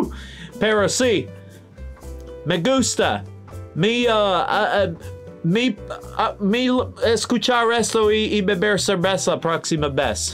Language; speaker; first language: Spanish; non-native, learner; English